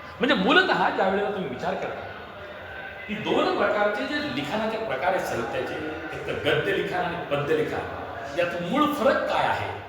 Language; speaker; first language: Marathi; native; Marathi